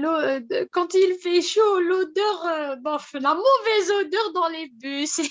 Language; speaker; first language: French; non-native, local second language; Arabic